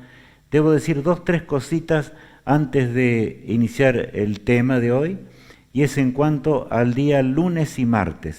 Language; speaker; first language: Spanish; native; Spanish